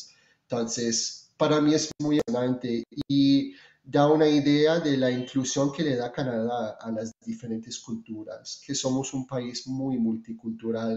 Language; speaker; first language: Spanish; non-native, fluent; French